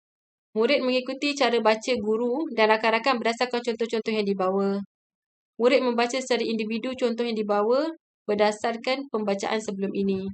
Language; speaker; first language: Malay; native; Malay